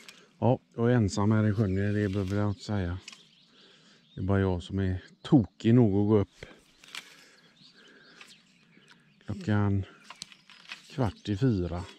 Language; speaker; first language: Swedish; native; Swedish